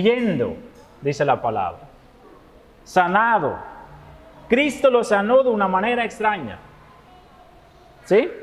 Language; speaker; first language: Spanish; non-native, fluent; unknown